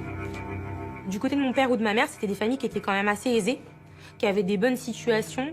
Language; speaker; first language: French; early bilingual, other home language; Armenian